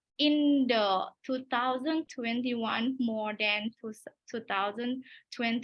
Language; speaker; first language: English; non-native, learner; Thai